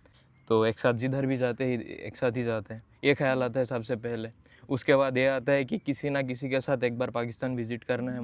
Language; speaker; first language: Hindi; non-native, fluent; Bangla